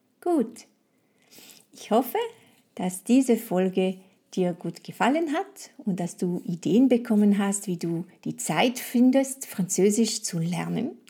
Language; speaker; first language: German; non-native, fluent; French